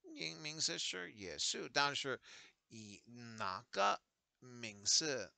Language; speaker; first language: Chinese; non-native, learner; English